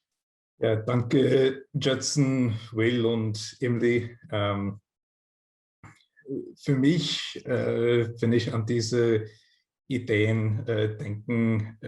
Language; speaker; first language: German; non-native, fluent; English